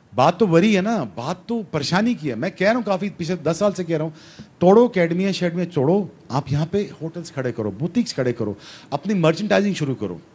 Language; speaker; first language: Urdu; non-native, local second language; Punjabi